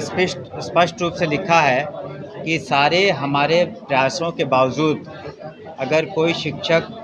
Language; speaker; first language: Hindi; native; Hindi